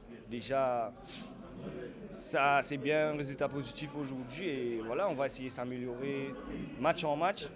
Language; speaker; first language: French; non-native, local second language; Morisyen